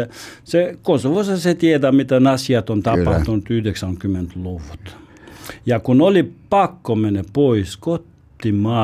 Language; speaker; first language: Finnish; non-native, learner; Albanian